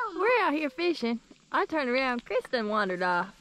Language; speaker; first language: English; native; English